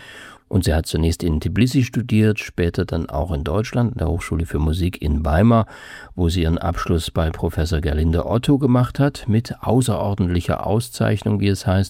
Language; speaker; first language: German; native; German